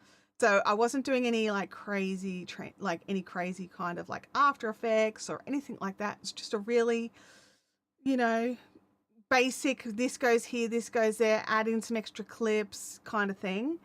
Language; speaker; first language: English; native; English